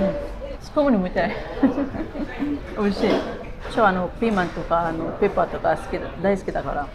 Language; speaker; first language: Japanese; non-native, learner; Arabic